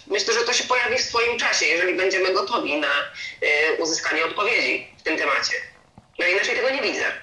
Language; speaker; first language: Polish; native; Polish